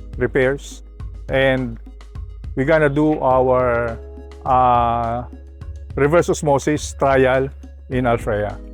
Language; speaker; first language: Filipino; native; Filipino